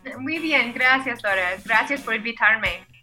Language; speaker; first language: Spanish; non-native, fluent; English